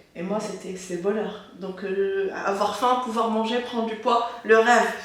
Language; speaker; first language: French; non-native, local second language; Arabic